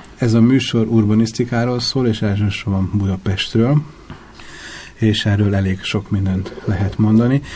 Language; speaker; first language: Hungarian; native; Hungarian